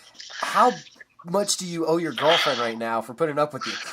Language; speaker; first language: English; native; English